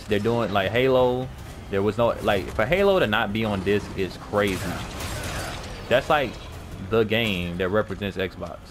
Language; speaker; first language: English; native; English